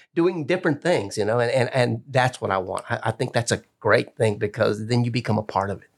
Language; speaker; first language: English; early bilingual, other home language; Spanish